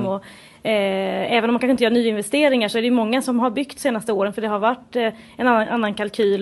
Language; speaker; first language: Swedish; native; Swedish